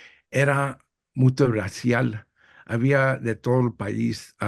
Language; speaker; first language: Spanish; early bilingual, heritage; English